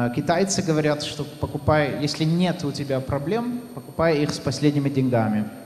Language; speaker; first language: Russian; non-native, fluent; Dutch